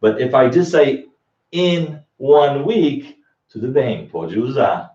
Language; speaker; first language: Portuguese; non-native, learner; English